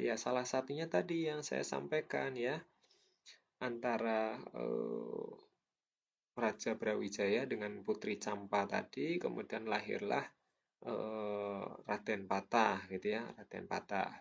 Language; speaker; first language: Indonesian; native; Indonesian